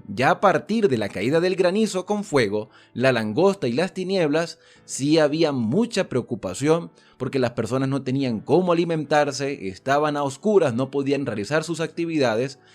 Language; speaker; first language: Spanish; native; Spanish